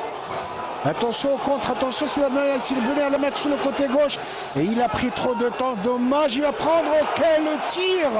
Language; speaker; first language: French; non-native, local second language; Arabic